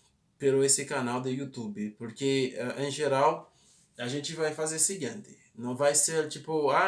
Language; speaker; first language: Portuguese; non-native, fluent; Haitian Creole